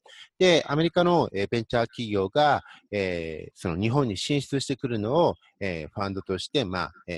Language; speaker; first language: Japanese; native; Japanese